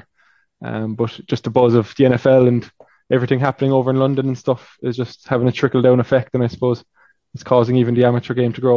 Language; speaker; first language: English; native; English